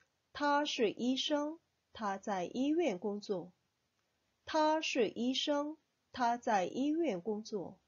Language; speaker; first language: Chinese; non-native, fluent; Korean